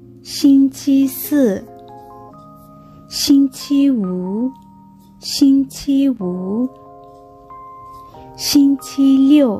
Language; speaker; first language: Chinese; non-native, fluent; Burmese